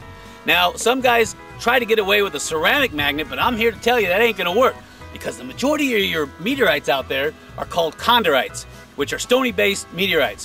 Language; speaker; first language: English; native; English